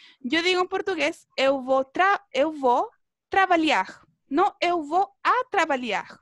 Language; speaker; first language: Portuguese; non-native, fluent; Spanish